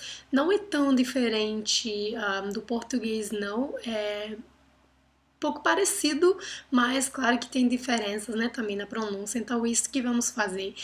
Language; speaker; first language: Portuguese; non-native, fluent; Dutch